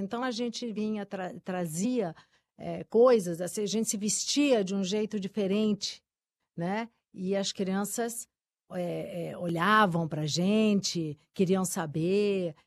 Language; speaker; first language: Portuguese; early bilingual, other home language; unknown